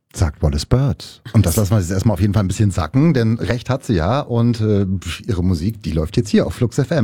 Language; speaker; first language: German; native; German